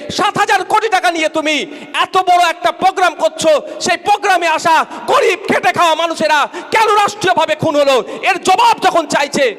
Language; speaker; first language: Bangla; native; Bangla